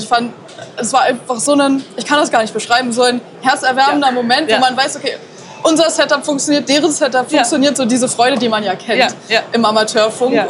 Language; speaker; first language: German; native; German